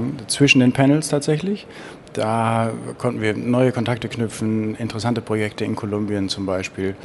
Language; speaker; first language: German; native; German